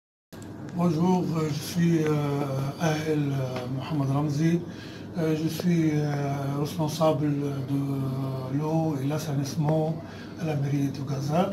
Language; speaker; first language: French; non-native, fluent; Arabic